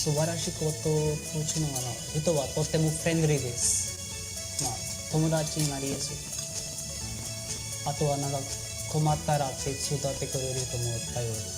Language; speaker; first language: Japanese; non-native, learner; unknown